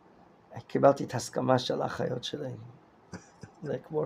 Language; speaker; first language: Hebrew; non-native, fluent; English